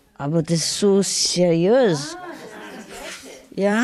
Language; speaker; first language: German; non-native, learner; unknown